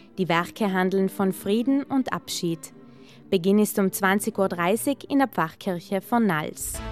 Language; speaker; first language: German; native; German